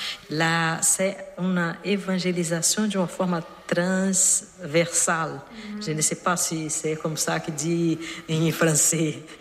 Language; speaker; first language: French; non-native, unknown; Portuguese